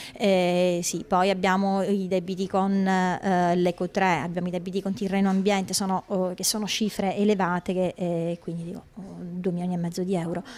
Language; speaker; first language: Italian; native; Italian